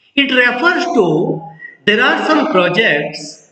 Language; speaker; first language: English; non-native, local second language; Kannada